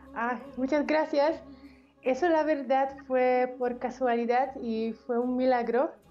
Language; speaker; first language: Spanish; non-native, fluent; Polish